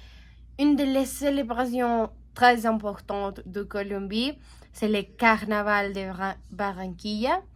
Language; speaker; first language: French; non-native, learner; Spanish